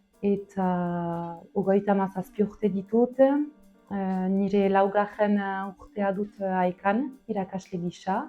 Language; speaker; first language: Basque; non-native, local second language; French